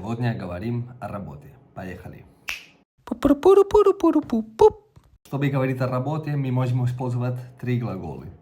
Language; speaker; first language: Russian; non-native, fluent; Catalan